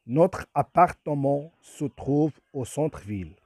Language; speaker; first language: French; non-native, local second language; Arabic